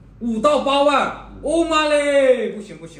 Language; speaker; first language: Chinese; native; Chinese